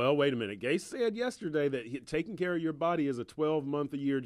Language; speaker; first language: English; native; English